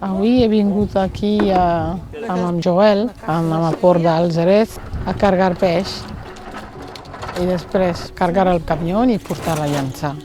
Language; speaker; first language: Catalan; non-native, local second language; Fula